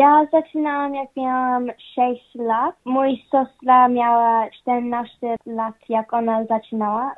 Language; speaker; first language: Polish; early bilingual, heritage; English